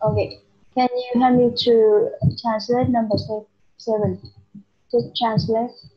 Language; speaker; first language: English; non-native, learner; Vietnamese